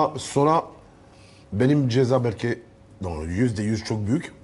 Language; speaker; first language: Turkish; non-native, learner; French